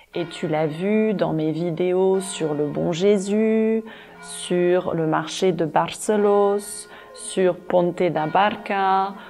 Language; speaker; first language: French; native; French